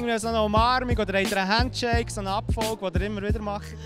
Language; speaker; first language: German; native; German